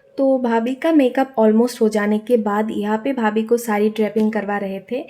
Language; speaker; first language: Hindi; non-native, local second language; Bangla